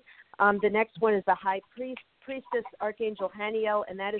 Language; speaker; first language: English; native; English